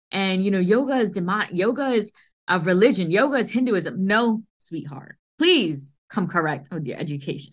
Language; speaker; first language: English; early bilingual, other home language; Hindi